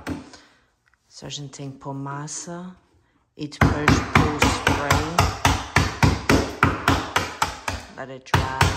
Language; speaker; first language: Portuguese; non-native, local second language; English